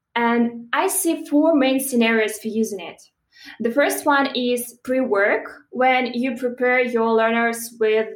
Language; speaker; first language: English; non-native, fluent; Russian